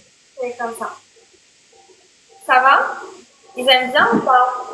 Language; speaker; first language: French; native; French